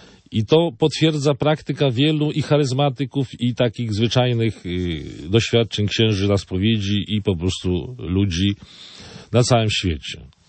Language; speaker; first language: Polish; native; Polish